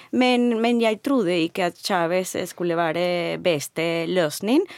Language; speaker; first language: Norwegian; non-native, learner; Spanish